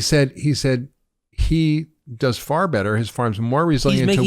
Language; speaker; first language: English; native; English